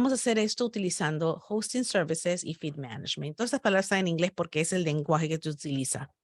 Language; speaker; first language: Spanish; native; Spanish